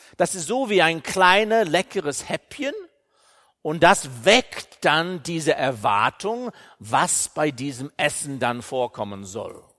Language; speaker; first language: German; non-native, fluent; English